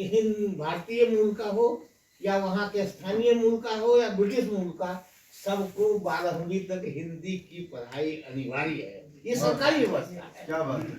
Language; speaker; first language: Hindi; native; Hindi